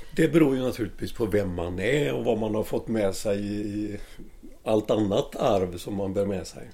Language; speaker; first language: Swedish; native; Swedish